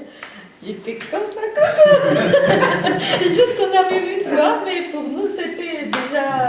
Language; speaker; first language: French; non-native, learner; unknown